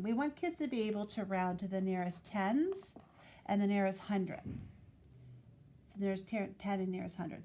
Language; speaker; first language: English; native; English